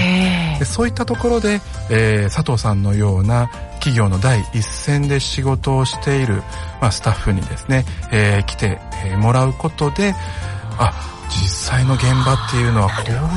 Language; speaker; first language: Japanese; native; Japanese